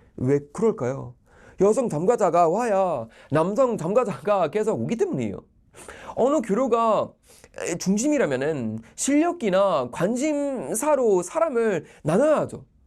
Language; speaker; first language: Korean; non-native, fluent; Swedish